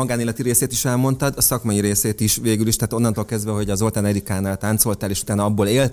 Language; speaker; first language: Hungarian; native; Hungarian